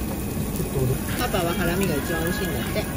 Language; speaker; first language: Japanese; native; Japanese